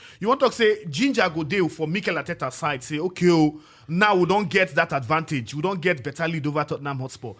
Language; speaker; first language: Nigerian Pidgin; native; Nigerian Pidgin